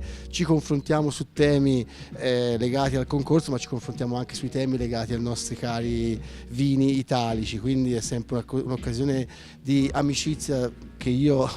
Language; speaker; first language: Italian; native; Italian